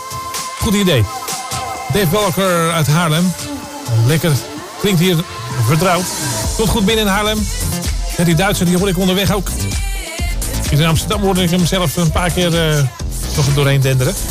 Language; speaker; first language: Dutch; native; Dutch